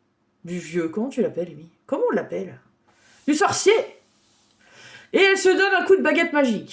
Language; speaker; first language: French; native; French